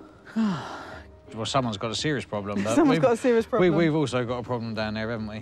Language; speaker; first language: English; native; English